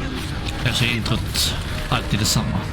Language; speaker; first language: Swedish; non-native, learner; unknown